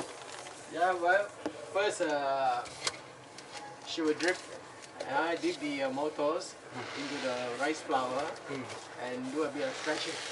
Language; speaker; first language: English; non-native, local second language; Chinese